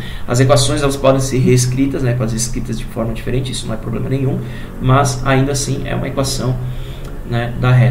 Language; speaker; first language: Portuguese; native; Portuguese